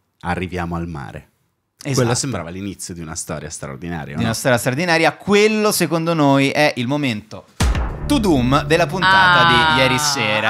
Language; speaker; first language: Italian; native; Italian